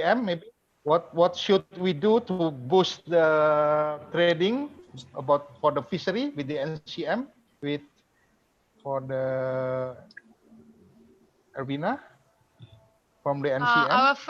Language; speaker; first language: English; non-native, fluent; Indonesian